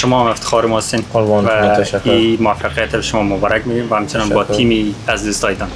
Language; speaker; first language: Persian; native; Persian